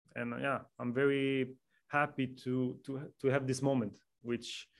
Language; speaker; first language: English; non-native, fluent; Romanian